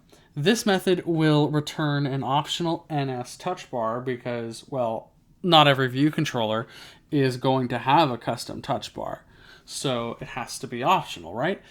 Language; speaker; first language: English; native; English